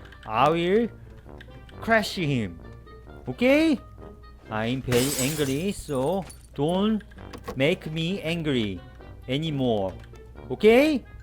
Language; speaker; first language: English; non-native, learner; Korean